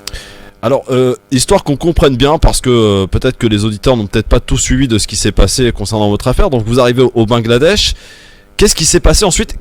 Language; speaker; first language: French; native; French